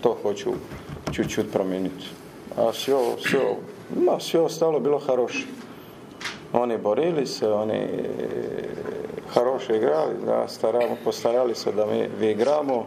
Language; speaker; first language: Russian; non-native, learner; Croatian